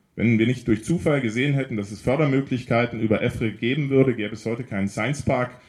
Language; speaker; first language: German; native; German